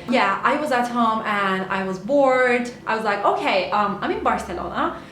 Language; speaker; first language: English; non-native, fluent; Turkish